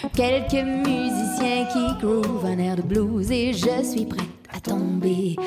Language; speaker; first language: French; native; French